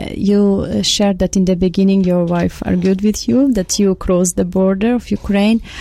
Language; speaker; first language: English; non-native, fluent; Ukrainian